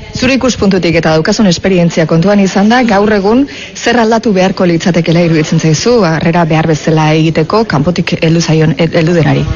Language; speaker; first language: Basque; native; Basque